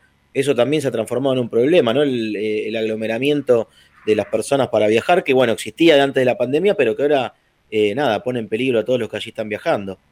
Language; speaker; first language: Spanish; native; Spanish